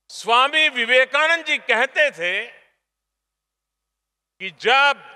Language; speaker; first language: Hindi; non-native, local second language; Gujarati